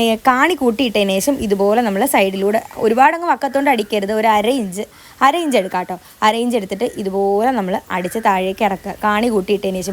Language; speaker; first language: Malayalam; native; Malayalam